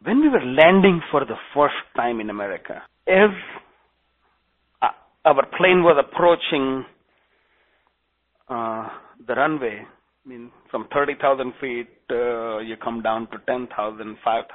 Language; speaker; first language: English; non-native, local second language; Gujarati